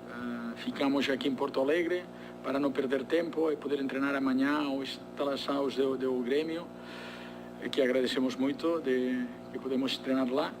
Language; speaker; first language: Portuguese; non-native, fluent; Spanish